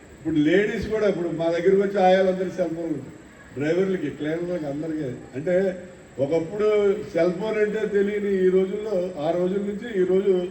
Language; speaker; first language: Telugu; native; Telugu